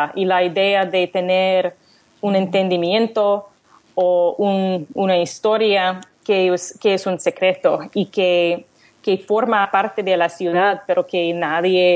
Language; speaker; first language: Spanish; non-native, learner; English